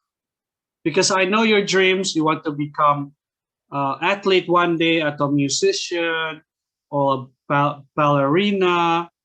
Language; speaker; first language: English; non-native, fluent; Indonesian